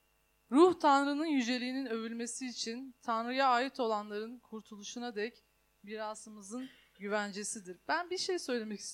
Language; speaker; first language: Turkish; native; Turkish